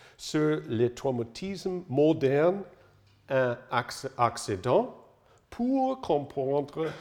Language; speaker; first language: French; non-native, learner; English